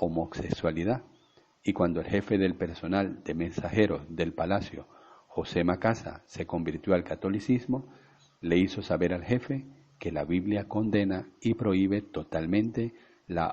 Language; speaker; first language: Spanish; native; Spanish